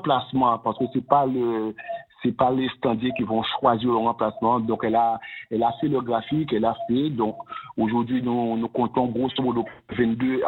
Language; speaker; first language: French; native; French